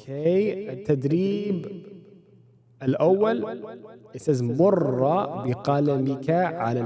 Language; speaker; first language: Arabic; non-native, fluent; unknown